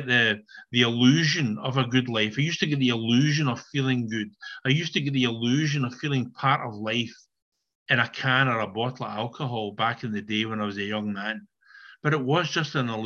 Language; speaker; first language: English; native; English